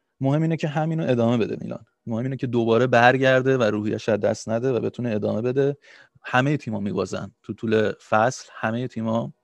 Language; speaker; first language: Persian; native; Persian